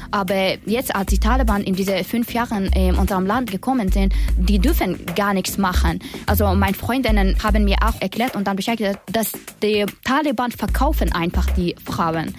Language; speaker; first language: German; non-native, learner; Persian